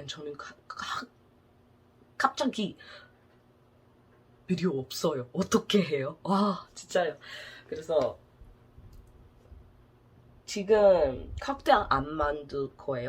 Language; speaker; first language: Korean; non-native, learner; English